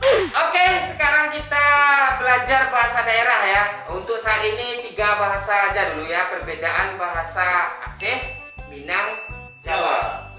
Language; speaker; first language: Indonesian; non-native, local second language; Minangkabau